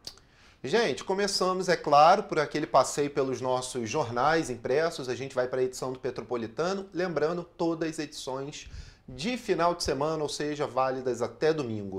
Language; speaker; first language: Portuguese; native; Portuguese